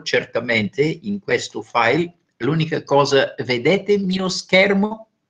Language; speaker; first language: Italian; non-native, fluent; Bulgarian